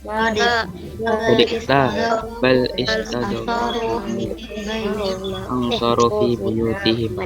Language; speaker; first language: Arabic; non-native, learner; Indonesian